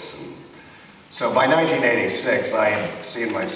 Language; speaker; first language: English; native; English